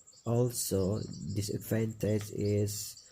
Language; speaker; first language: English; non-native, learner; Indonesian